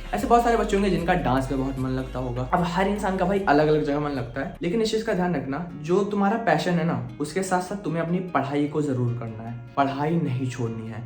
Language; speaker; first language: Hindi; native; Hindi